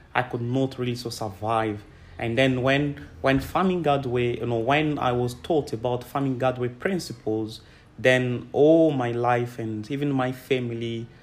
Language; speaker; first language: English; non-native, fluent; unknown